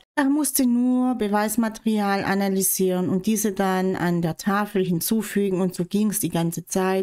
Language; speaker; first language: German; native; German